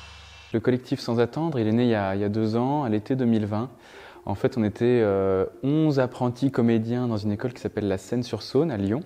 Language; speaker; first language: French; native; French